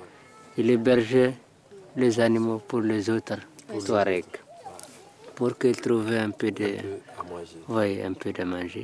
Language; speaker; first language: French; non-native, learner; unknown